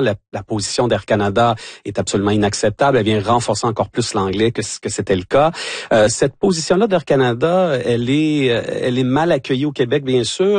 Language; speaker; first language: French; native; French